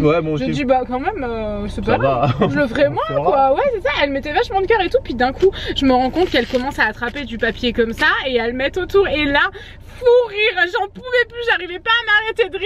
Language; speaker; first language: French; native; French